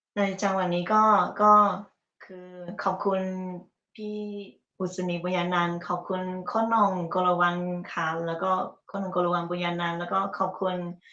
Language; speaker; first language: Thai; early bilingual, other home language; Chinese